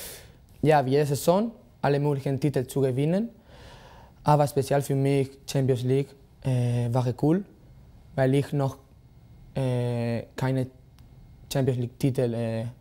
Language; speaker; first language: German; non-native, learner; Spanish